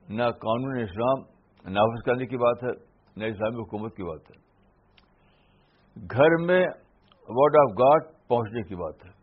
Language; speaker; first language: Urdu; native; Urdu